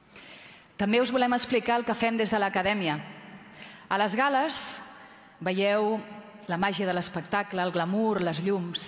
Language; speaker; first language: Catalan; native; Catalan